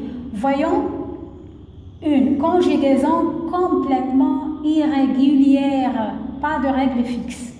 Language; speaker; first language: French; non-native, fluent; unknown